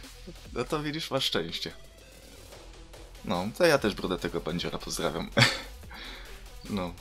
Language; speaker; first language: Polish; native; Polish